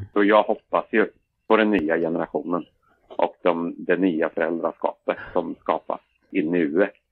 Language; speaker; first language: Swedish; native; Swedish